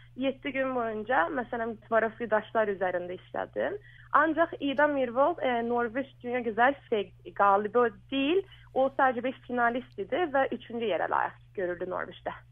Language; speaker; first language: Azerbaijani; early bilingual, heritage; Azerbaijani